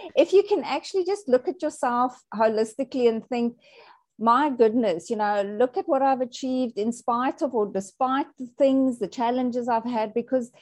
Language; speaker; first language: English; native; English